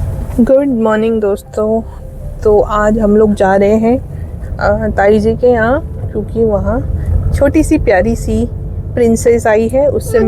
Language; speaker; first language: Hindi; native; Hindi